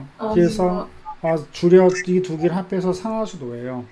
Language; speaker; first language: Korean; native; Korean